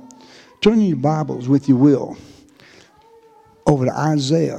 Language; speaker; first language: English; native; English